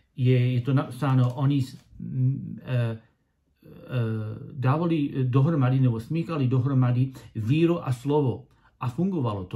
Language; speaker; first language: Czech; non-native, learner; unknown